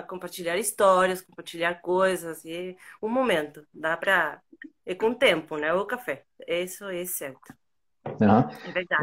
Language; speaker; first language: Portuguese; non-native, fluent; Spanish